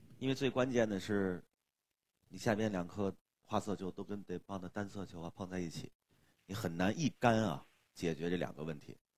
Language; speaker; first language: Chinese; native; Chinese